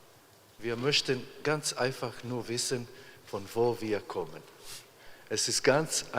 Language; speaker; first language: German; non-native, fluent; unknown